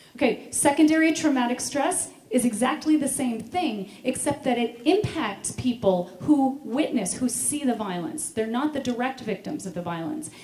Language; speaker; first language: English; native; English